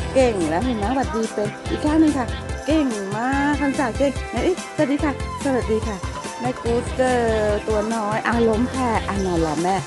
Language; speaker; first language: Thai; native; Thai